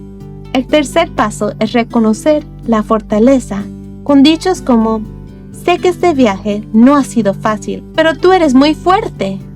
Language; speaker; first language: Spanish; early bilingual, other home language; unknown